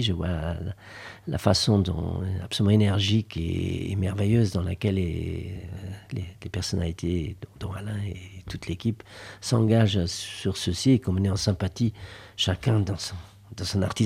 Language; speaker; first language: French; native; French